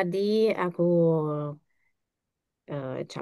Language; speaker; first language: Indonesian; non-native, learner; English